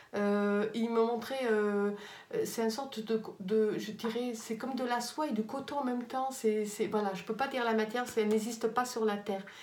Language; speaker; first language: French; native; French